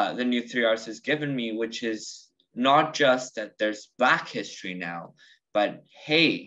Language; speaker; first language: English; early bilingual, other home language; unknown